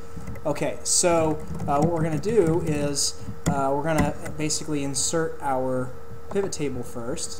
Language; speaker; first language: English; native; English